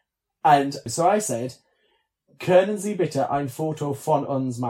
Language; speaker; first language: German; non-native, learner; English